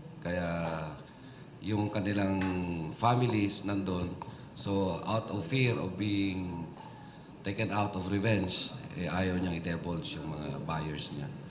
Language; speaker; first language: Filipino; native; Filipino